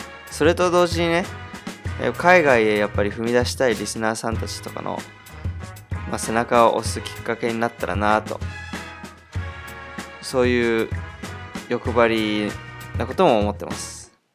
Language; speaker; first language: Japanese; early bilingual, heritage; Japanese